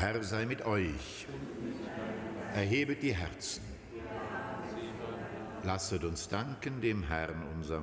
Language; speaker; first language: German; native; German